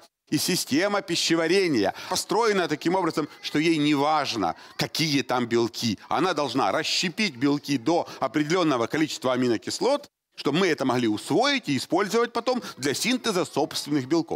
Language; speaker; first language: Russian; native; Russian